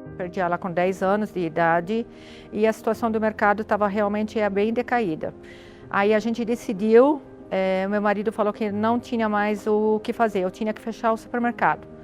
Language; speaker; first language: Portuguese; non-native, fluent; Arabic